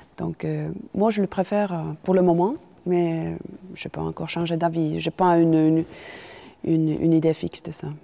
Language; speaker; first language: French; non-native, fluent; Finnish